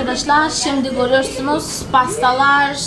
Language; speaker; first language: Turkish; non-native, fluent; Portuguese